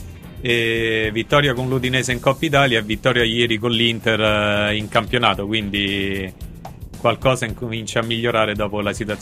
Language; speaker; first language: Italian; native; Italian